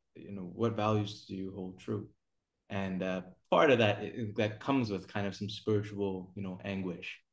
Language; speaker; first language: English; native; English